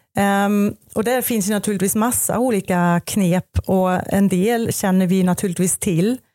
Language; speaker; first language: Swedish; non-native, fluent; German